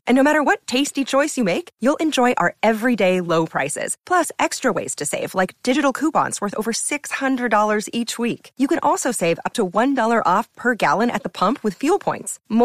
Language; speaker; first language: English; non-native, fluent; Lithuanian